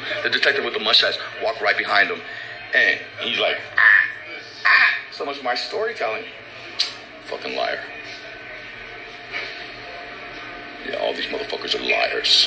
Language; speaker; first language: English; native; English